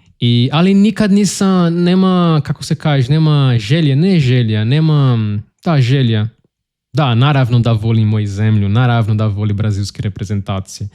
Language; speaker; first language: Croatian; non-native, learner; Portuguese